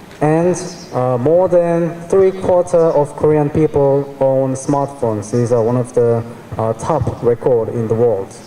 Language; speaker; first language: English; non-native, fluent; Korean